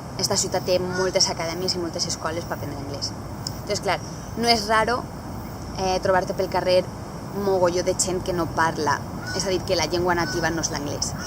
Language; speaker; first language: Catalan; native; Catalan